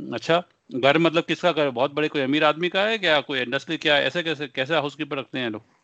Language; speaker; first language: Hindi; non-native, local second language; Punjabi